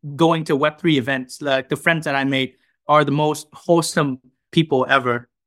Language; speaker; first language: English; non-native, fluent; Vietnamese